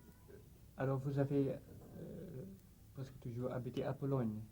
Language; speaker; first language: French; non-native, fluent; Dutch